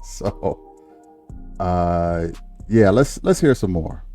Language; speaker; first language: English; native; English